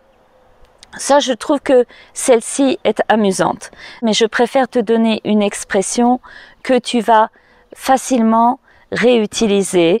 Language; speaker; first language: French; native; French